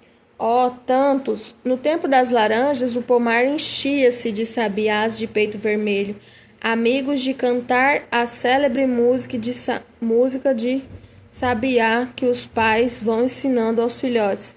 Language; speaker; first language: Portuguese; native; Portuguese